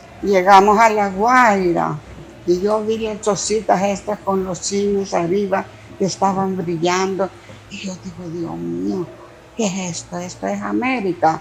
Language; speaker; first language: Spanish; non-native, fluent; Greek